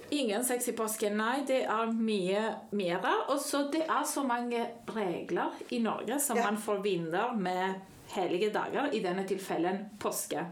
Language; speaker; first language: Norwegian; non-native, fluent; Spanish